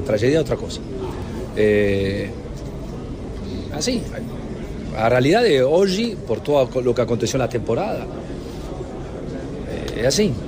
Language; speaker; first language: Portuguese; non-native, fluent; Spanish